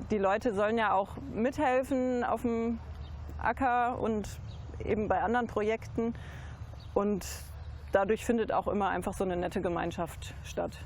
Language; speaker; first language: German; native; German